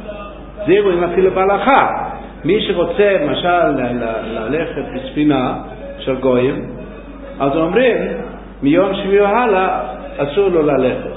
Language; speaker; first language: Hebrew; non-native, fluent; English